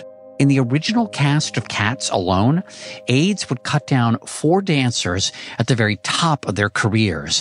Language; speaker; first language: English; native; English